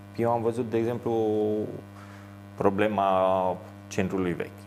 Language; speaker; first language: Romanian; non-native, local second language; Hungarian